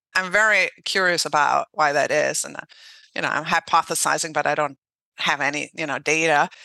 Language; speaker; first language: English; non-native, fluent; German